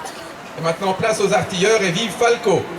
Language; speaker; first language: French; native; French